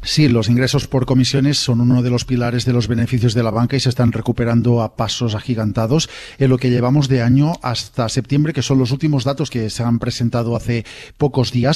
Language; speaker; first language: Spanish; native; Spanish